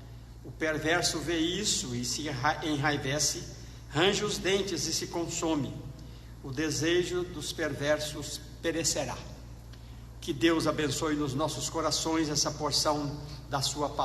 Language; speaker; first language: Portuguese; native; Portuguese